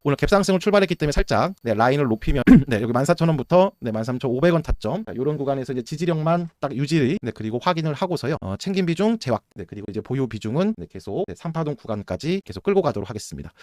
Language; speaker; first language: Korean; native; Korean